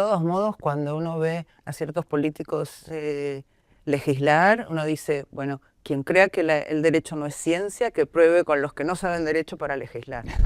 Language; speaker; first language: Spanish; native; Spanish